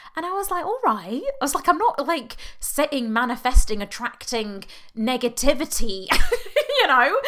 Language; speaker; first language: English; native; English